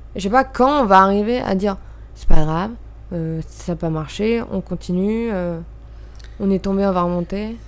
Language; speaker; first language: French; native; French